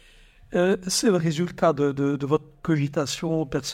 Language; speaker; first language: French; native; French